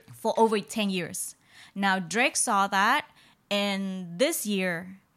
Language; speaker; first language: English; non-native, fluent; Vietnamese